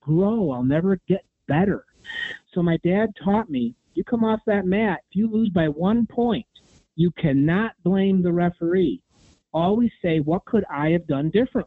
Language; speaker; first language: English; native; English